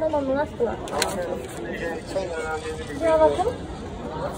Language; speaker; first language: English; non-native, fluent; Turkish